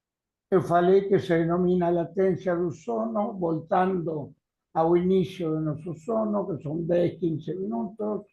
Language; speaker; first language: Portuguese; non-native, learner; Spanish